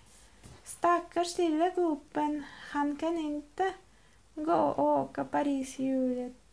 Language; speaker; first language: Swedish; non-native, learner; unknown